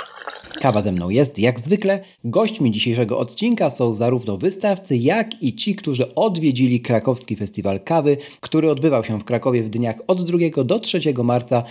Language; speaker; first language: Polish; native; Polish